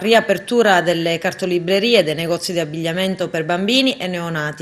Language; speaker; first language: Italian; native; Italian